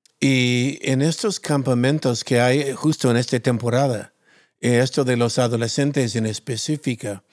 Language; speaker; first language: Spanish; non-native, fluent; English